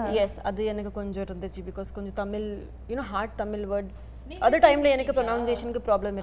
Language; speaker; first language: Tamil; non-native, learner; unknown